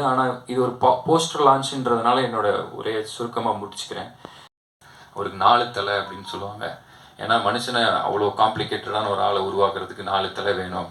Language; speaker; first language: Tamil; native; Tamil